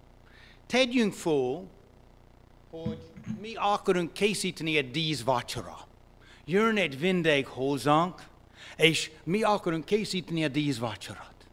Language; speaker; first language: Hungarian; non-native, fluent; English